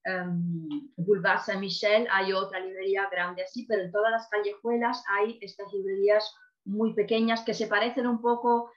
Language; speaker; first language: Spanish; non-native, fluent; Italian